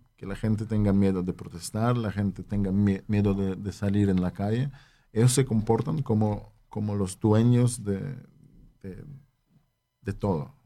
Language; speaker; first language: Spanish; non-native, fluent; Polish